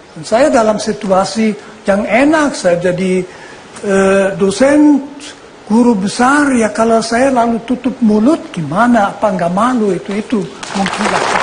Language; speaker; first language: Indonesian; non-native, fluent; German